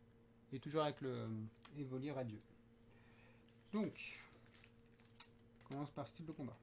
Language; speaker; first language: French; native; French